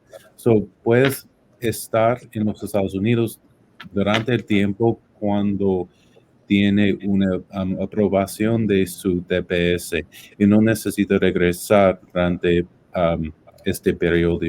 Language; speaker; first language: Spanish; non-native, fluent; English